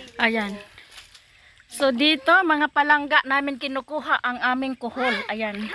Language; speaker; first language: Filipino; non-native, local second language; Cebuano